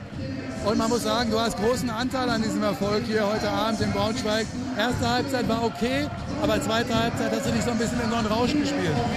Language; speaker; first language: German; native; German